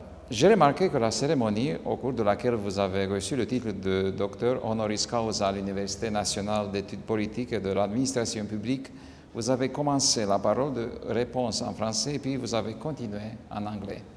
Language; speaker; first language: French; non-native, fluent; Romanian